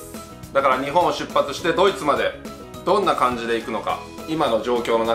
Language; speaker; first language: Japanese; native; Japanese